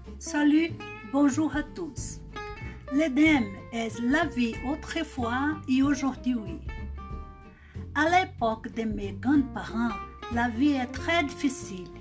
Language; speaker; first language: French; non-native, learner; Portuguese